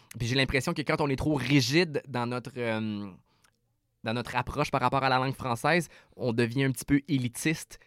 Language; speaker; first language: French; native; French